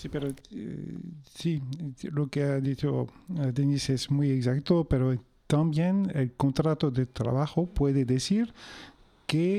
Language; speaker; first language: Spanish; non-native, fluent; French